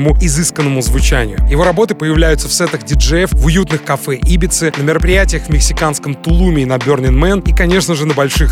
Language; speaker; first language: Russian; native; Russian